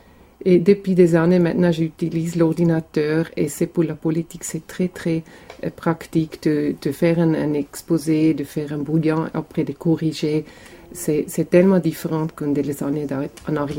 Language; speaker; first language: French; non-native, local second language; German